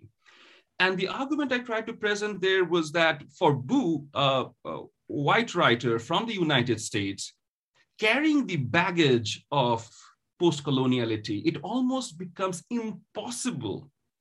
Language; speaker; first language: English; non-native, local second language; Bangla